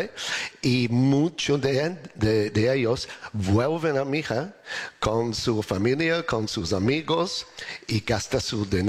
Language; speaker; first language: Spanish; non-native, learner; English